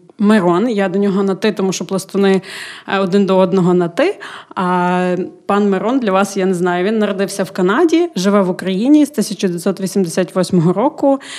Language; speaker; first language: Ukrainian; native; Ukrainian